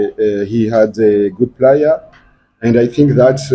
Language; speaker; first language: English; non-native, learner; French